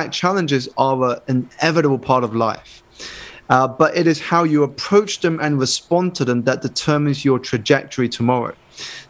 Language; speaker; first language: English; native; English